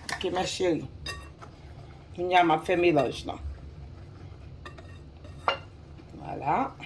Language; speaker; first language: French; non-native, local second language; Haitian Creole